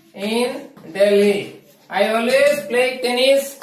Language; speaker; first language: English; non-native, local second language; Assamese